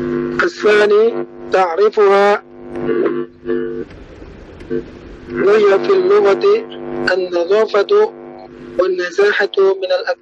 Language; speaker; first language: Arabic; non-native, learner; Indonesian